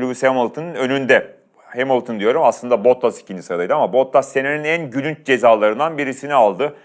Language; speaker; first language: Turkish; native; Turkish